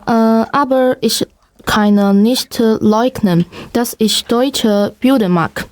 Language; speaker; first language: German; non-native, learner; Chinese